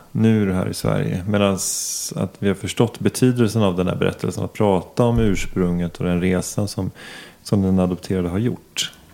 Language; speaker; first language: Swedish; native; Swedish